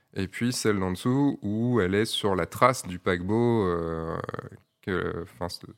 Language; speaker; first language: French; native; French